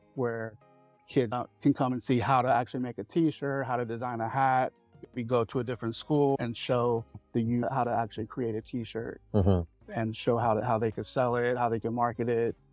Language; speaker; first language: English; native; English